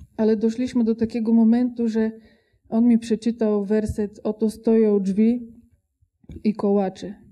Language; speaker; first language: Polish; non-native, fluent; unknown